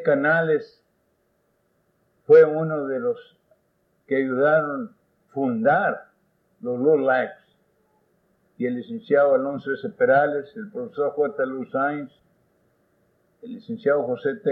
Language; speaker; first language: Spanish; early bilingual, heritage; Spanish